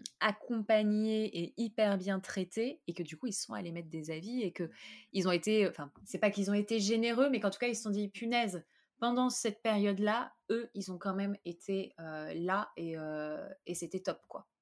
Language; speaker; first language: French; native; French